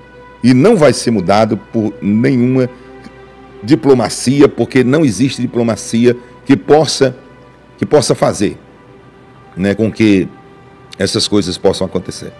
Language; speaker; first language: Portuguese; native; Portuguese